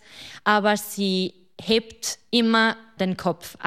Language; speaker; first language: German; non-native, fluent; Italian